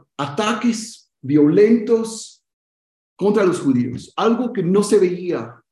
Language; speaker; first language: Spanish; early bilingual, heritage; Spanish